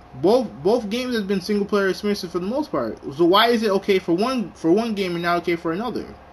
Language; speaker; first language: English; native; English